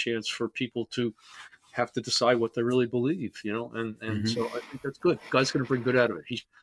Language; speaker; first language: English; native; English